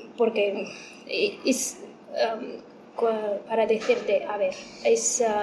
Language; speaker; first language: Spanish; non-native, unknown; Amharic